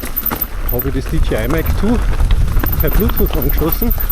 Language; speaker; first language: German; native; German